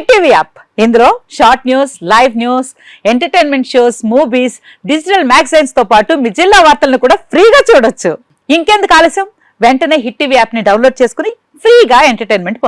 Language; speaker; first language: Telugu; native; Telugu